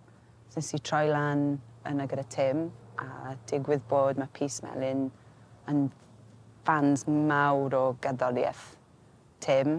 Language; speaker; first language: Welsh; native; Welsh